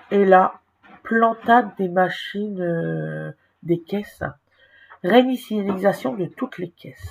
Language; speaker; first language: French; native; French